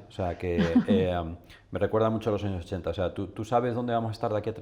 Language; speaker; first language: Spanish; native; Spanish